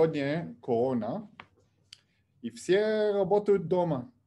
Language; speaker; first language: Russian; early bilingual, heritage; Russian